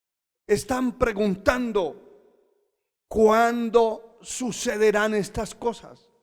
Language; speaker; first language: Spanish; native; Spanish